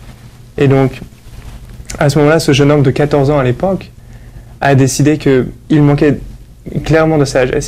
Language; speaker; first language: French; native; French